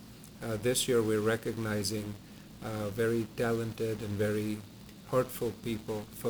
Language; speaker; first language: English; non-native, local second language; Punjabi